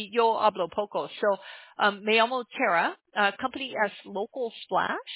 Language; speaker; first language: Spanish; non-native, learner; English